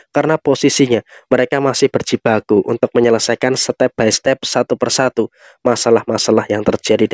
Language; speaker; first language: Indonesian; native; Indonesian